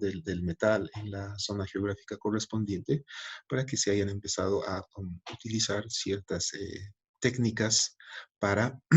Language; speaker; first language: Spanish; native; Spanish